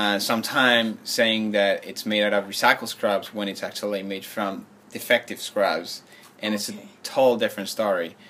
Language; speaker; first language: English; non-native, fluent; French